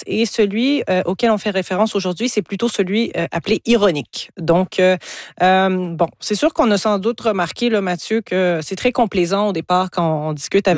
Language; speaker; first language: French; native; French